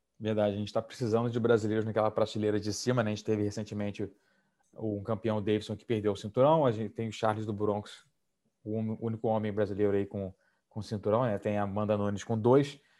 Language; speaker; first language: Portuguese; native; Portuguese